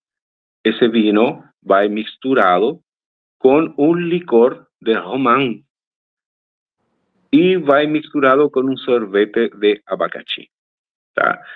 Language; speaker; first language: Portuguese; non-native, fluent; Spanish